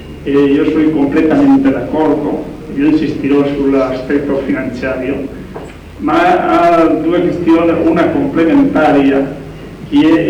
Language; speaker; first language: Italian; non-native, learner; Spanish